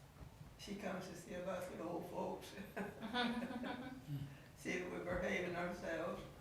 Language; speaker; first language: English; native; English